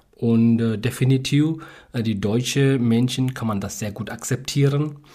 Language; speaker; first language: German; non-native, learner; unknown